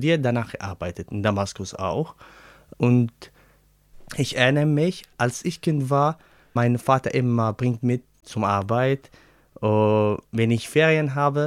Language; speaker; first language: German; non-native, learner; Arabic